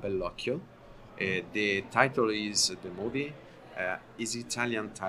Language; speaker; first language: English; non-native, learner; Italian